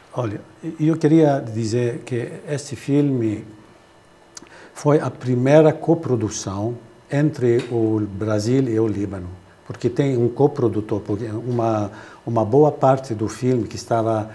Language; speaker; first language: Portuguese; non-native, fluent; Arabic